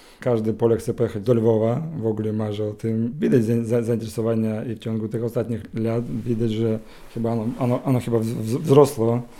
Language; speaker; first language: Polish; non-native, learner; Ukrainian